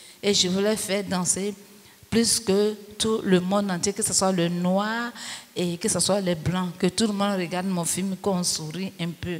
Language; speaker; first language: French; non-native, local second language; Baoulé